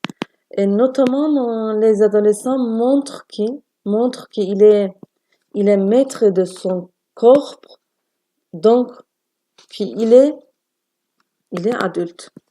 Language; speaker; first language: French; non-native, learner; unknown